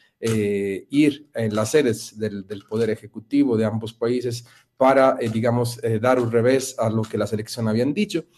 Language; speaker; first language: Spanish; non-native, fluent; Italian